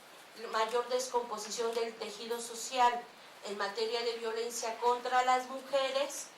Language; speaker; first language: Spanish; native; Spanish